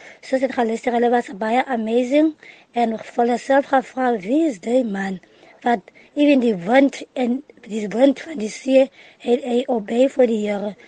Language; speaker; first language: Afrikaans; non-native, local second language; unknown